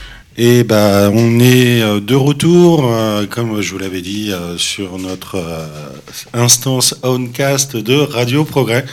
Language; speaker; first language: French; native; French